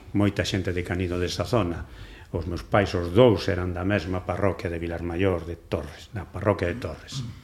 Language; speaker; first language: Galician; non-native, local second language; Spanish